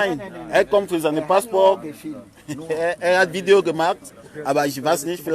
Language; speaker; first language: German; non-native, learner; French